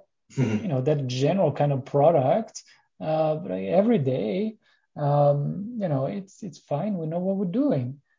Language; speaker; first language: English; non-native, fluent; French